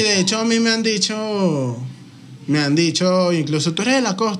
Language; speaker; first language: Spanish; native; Spanish